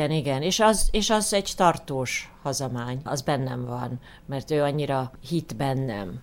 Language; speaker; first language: Hungarian; early bilingual, heritage; Hungarian